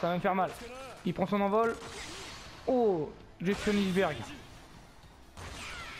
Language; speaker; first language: French; native; French